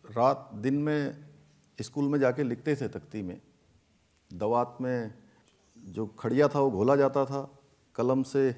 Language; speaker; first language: Hindi; native; Hindi